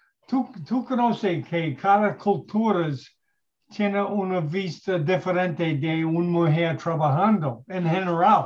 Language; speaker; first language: Spanish; non-native, learner; English